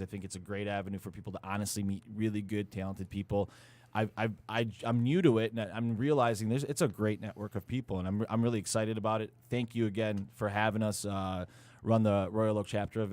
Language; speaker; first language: English; native; English